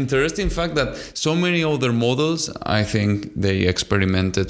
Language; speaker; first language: English; non-native, fluent; Spanish